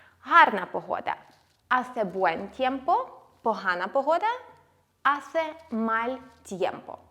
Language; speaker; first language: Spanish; non-native, fluent; Ukrainian